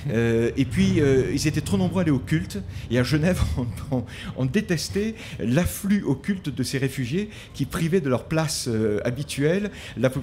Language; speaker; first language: French; native; French